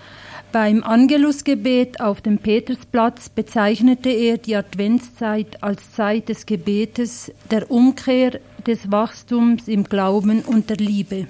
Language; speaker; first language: German; native; German